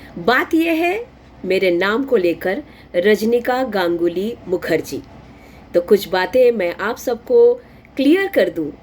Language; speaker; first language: Hindi; non-native, local second language; Bangla